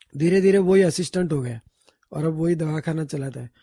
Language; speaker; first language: Hindi; non-native, local second language; Marathi